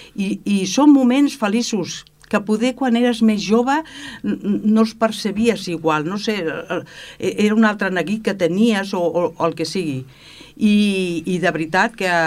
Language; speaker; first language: Catalan; native; Catalan